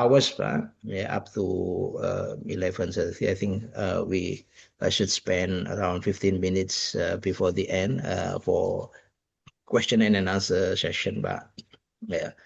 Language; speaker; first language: English; non-native, fluent; Indonesian